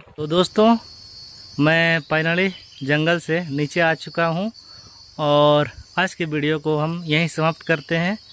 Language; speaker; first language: Hindi; non-native, local second language; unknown